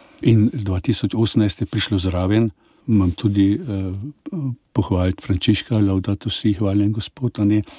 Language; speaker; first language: Slovenian; native; Slovenian